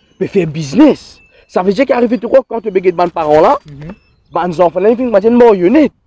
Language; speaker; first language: French; non-native, local second language; Morisyen